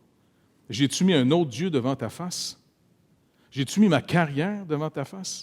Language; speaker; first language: French; native; French